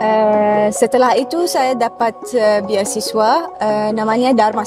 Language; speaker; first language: Indonesian; non-native, learner; Arabic